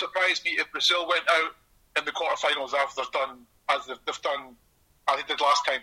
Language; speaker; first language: English; native; English